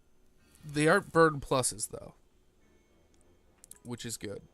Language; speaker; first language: English; native; English